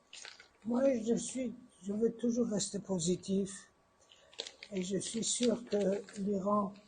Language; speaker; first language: French; non-native, fluent; Persian